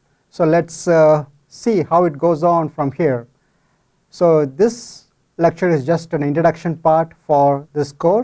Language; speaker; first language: English; non-native, fluent; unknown